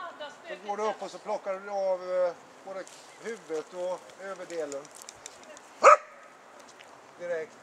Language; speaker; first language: Swedish; native; Swedish